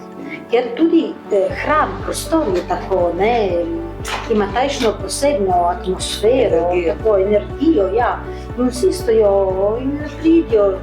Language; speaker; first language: Slovenian; early bilingual, heritage; Slovenian